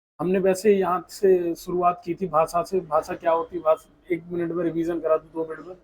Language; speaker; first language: Hindi; native; Hindi